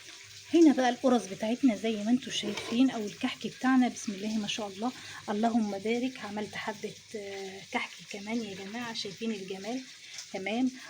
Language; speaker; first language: Arabic; native; Arabic